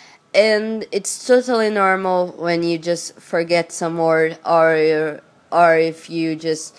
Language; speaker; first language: English; non-native, learner; Portuguese